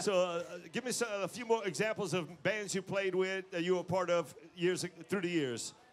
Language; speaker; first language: English; early bilingual, other home language; French